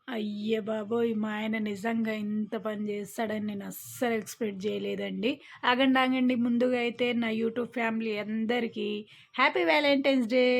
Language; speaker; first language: Telugu; non-native, local second language; Lambadi